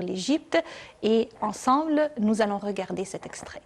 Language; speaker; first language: French; non-native, fluent; Arabic